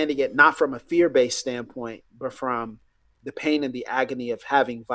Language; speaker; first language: English; native; English